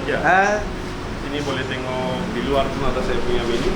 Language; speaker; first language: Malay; non-native, fluent; Turkish